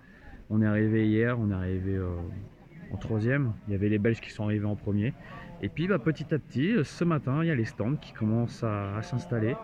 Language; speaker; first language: French; native; French